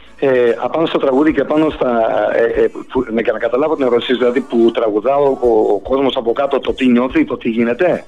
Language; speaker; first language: Greek; early bilingual, heritage; Greek